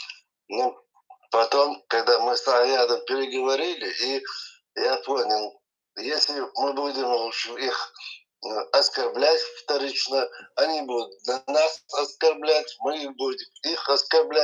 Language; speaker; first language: Russian; non-native, local second language; Chechen